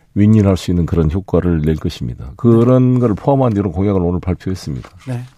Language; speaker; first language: Korean; native; Korean